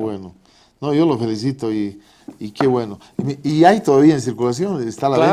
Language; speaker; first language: Spanish; native; Spanish